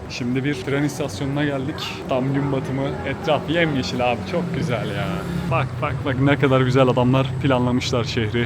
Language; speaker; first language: Turkish; native; Turkish